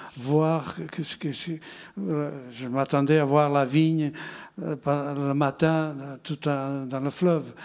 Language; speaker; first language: French; non-native, fluent; Portuguese